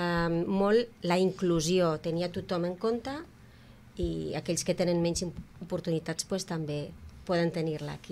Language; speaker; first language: Catalan; native; Catalan